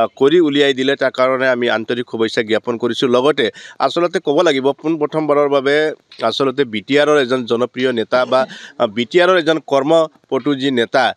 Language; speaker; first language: Assamese; non-native, local second language; Hindi